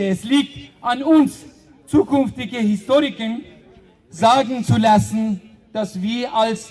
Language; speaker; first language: German; non-native, fluent; Persian